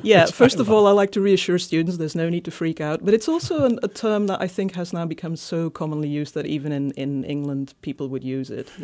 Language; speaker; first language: English; non-native, fluent; Dutch